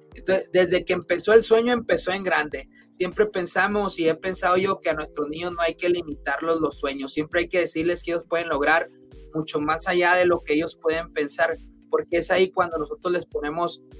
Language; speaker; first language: Spanish; native; Spanish